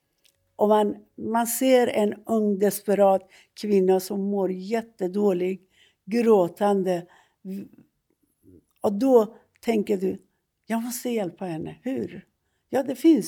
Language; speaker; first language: Swedish; non-native, fluent; Persian